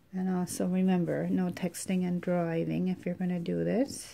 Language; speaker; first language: English; native; English